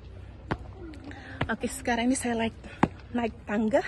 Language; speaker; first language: Indonesian; non-native, local second language; Tetum